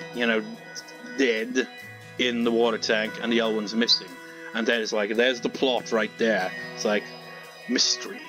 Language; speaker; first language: English; native; English